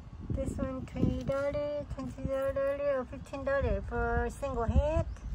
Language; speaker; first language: English; non-native, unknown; Vietnamese